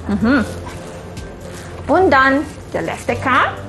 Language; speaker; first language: German; non-native, fluent; Malay